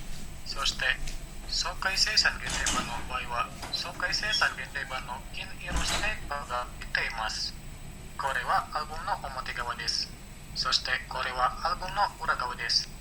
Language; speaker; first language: Japanese; non-native, learner; Indonesian